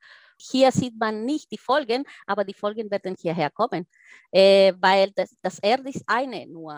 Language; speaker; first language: German; non-native, fluent; Spanish